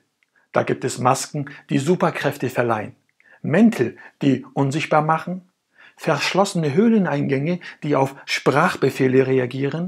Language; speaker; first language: German; native; German